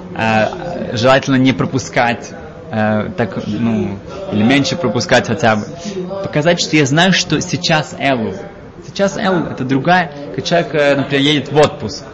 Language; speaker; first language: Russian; early bilingual, heritage; Russian